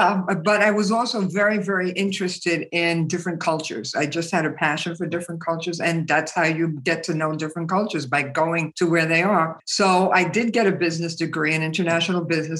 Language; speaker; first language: English; native; English